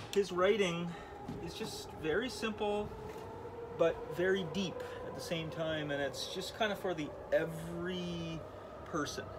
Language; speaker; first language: English; native; English